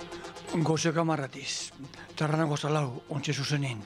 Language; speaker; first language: Basque; native; Basque